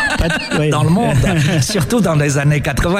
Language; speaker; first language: French; non-native, fluent; Chinese